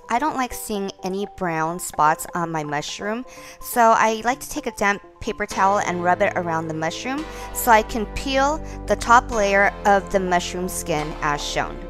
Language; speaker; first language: English; native; English